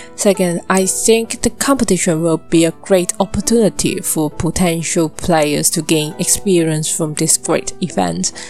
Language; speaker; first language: English; non-native, local second language; Cantonese